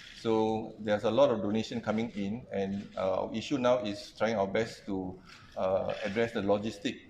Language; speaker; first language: English; non-native, local second language; Malay